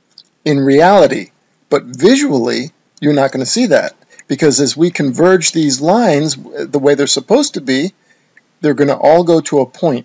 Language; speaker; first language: English; native; English